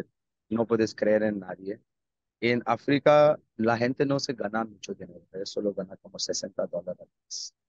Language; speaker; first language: Spanish; non-native, learner; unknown